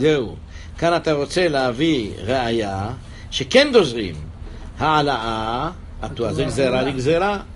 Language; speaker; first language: Hebrew; native; Hebrew